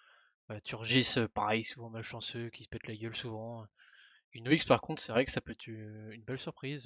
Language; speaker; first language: French; native; French